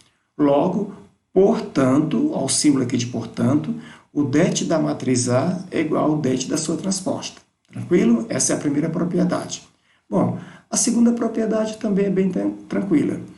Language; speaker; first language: Portuguese; native; Portuguese